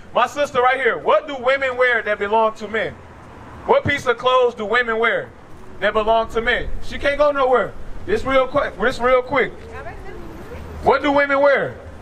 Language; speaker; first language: English; native; English